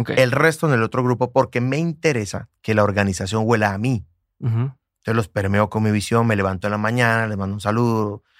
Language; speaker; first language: Spanish; native; Spanish